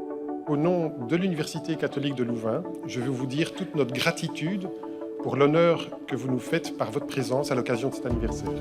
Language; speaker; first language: French; native; French